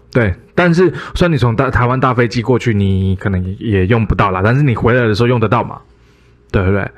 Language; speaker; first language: Chinese; early bilingual, heritage; Chinese